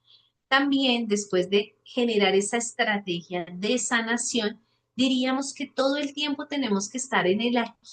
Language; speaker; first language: Spanish; native; Spanish